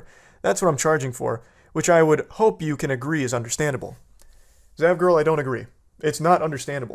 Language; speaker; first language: English; native; English